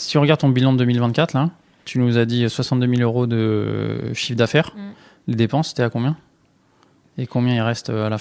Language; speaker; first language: French; native; French